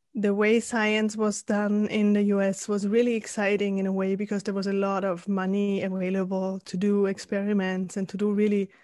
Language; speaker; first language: English; non-native, fluent; German